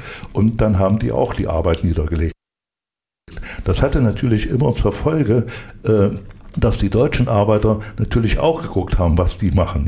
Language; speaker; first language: German; native; German